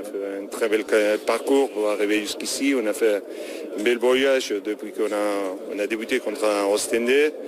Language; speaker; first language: French; non-native, fluent; Spanish